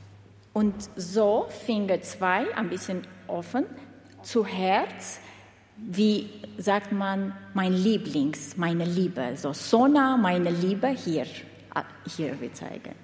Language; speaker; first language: German; non-native, learner; Armenian